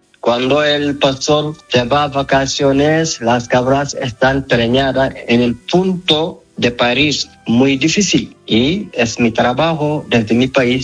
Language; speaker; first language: Spanish; non-native, learner; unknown